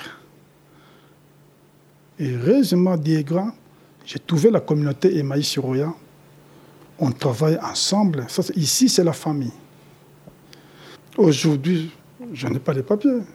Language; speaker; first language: French; non-native, local second language; Lingala